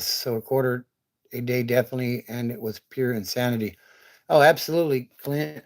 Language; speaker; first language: English; native; English